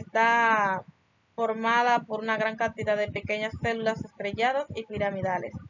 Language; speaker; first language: Spanish; native; Spanish